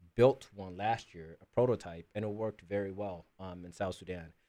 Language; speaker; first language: English; early bilingual, other home language; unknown